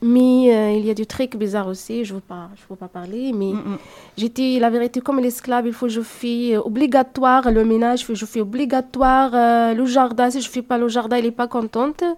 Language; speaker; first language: French; non-native, learner; Arabic